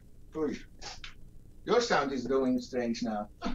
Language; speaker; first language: English; non-native, fluent; Dutch